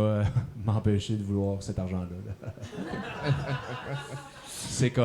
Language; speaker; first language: French; native; French